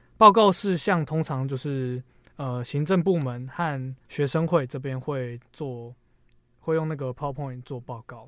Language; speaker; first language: Chinese; native; Chinese